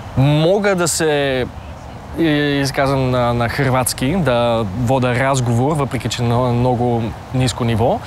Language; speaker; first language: Bulgarian; early bilingual, heritage; Bulgarian